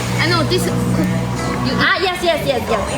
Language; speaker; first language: English; non-native, learner; Thai